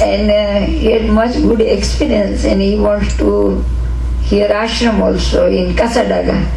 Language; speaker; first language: English; non-native, local second language; Gujarati